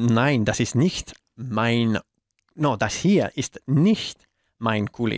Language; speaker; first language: German; non-native, learner; Spanish